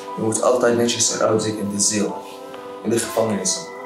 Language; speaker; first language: Dutch; non-native, learner; Arabic